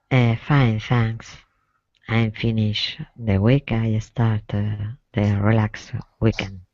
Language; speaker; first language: English; non-native, learner; Spanish